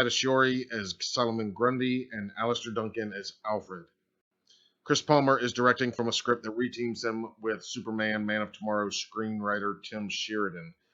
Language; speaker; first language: English; native; English